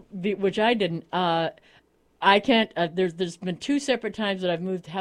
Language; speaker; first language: English; native; English